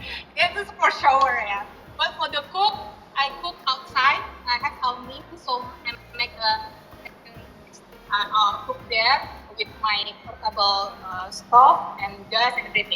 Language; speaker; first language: English; non-native, learner; Indonesian